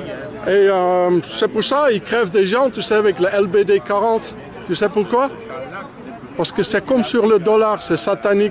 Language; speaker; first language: French; non-native, fluent; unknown